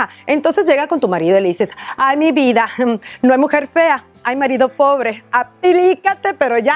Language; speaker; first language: Spanish; native; Spanish